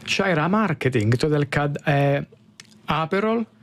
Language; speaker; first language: Lithuanian; non-native, learner; Italian